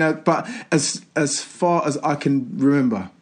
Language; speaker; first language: English; native; English